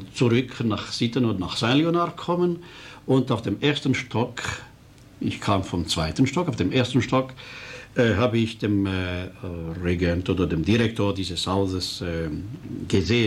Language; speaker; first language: German; non-native, local second language; French